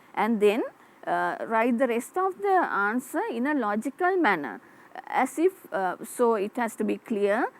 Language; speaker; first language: English; non-native, local second language; Sinhala